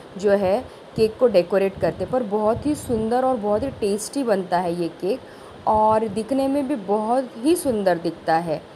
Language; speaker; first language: Hindi; non-native, local second language; Marathi